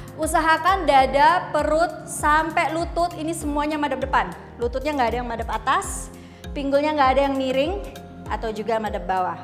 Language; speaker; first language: Indonesian; native; Indonesian